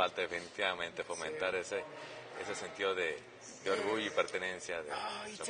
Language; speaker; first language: Spanish; native; Spanish